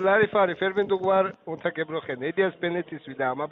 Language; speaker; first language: German; non-native, learner; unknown